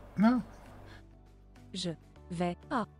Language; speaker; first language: French; non-native, learner; English